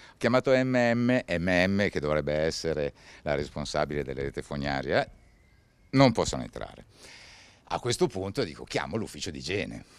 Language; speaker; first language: Italian; native; Italian